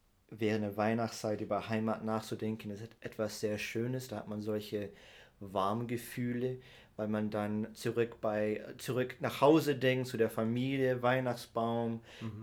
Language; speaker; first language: German; early bilingual, heritage; German